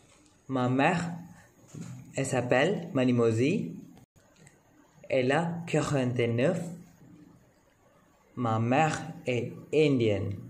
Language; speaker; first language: French; non-native, learner; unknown